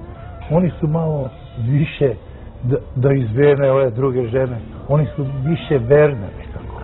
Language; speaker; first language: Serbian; non-native, local second language; Romany